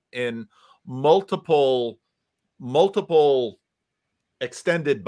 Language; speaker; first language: English; native; English